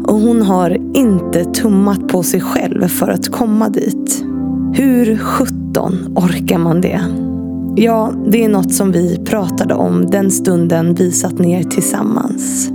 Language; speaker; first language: Swedish; native; Swedish